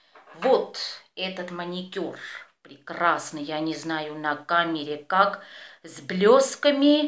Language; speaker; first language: Russian; non-native, fluent; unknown